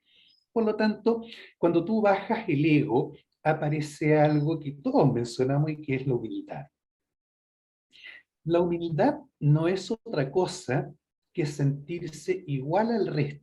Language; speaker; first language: Spanish; native; Spanish